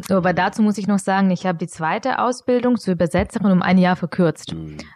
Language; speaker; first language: German; early bilingual, other home language; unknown